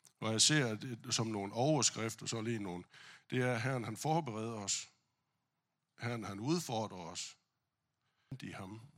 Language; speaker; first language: Danish; non-native, fluent; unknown